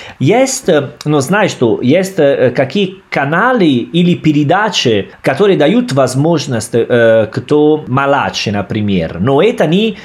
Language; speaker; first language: Russian; non-native, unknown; Italian